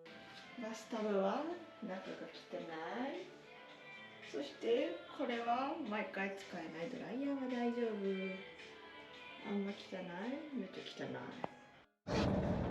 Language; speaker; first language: Japanese; native; Japanese